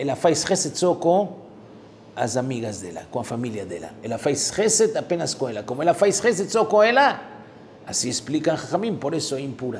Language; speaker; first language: Portuguese; non-native, fluent; Spanish